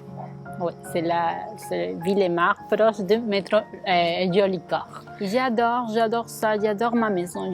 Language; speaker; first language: French; non-native, fluent; Spanish